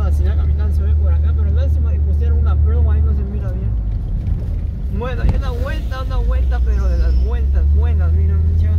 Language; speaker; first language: Spanish; native; Spanish